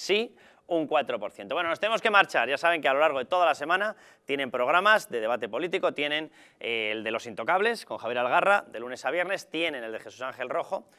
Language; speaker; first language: Spanish; native; Spanish